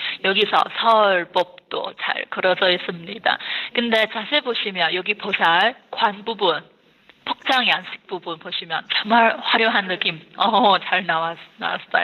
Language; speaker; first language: Korean; non-native, fluent; Chinese